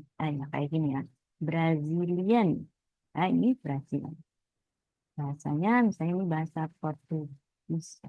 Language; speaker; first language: Indonesian; native; Indonesian